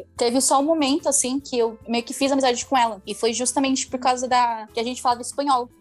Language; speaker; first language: Portuguese; non-native, local second language; Spanish